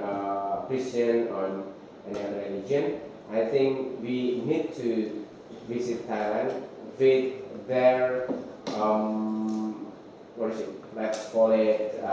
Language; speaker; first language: English; non-native, fluent; Indonesian